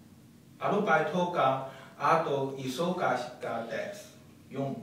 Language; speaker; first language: Japanese; non-native, learner; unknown